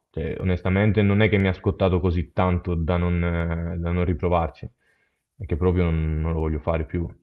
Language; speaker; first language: Italian; native; Italian